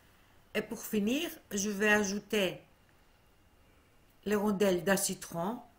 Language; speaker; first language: French; non-native, fluent; Greek